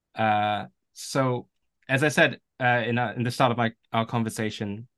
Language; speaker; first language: English; non-native, local second language; Cantonese